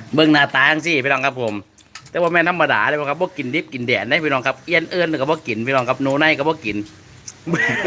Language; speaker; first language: Thai; native; Thai